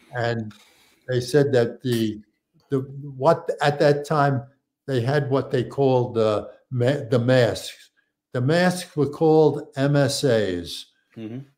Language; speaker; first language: English; native; English